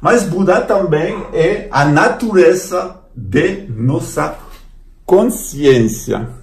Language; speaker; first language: Portuguese; non-native, fluent; French